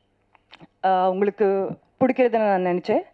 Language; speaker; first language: Tamil; non-native, learner; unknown